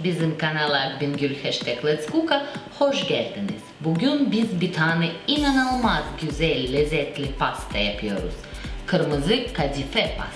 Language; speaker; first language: Turkish; non-native, learner; Russian